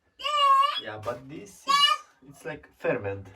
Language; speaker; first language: English; non-native, learner; Romanian